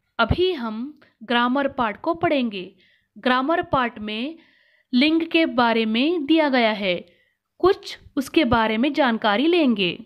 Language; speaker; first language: Hindi; non-native, local second language; Kannada